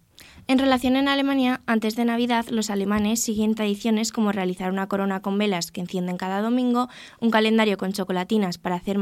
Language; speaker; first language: Spanish; native; Spanish